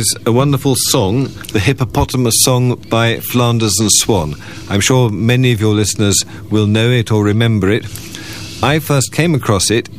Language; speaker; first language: English; native; English